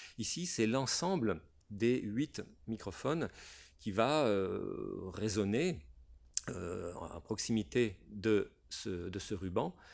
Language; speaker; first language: French; native; French